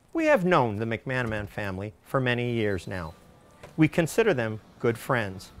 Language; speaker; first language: English; native; English